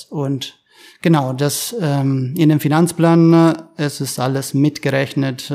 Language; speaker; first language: German; non-native, fluent; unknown